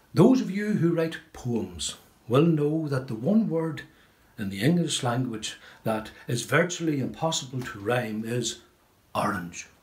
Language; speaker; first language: English; native; English